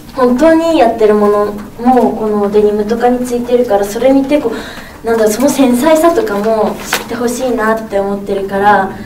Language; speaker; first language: Japanese; native; Japanese